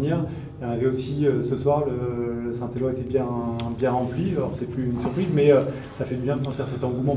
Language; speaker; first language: French; native; French